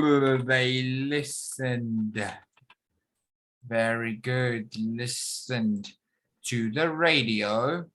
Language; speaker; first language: English; non-native, fluent; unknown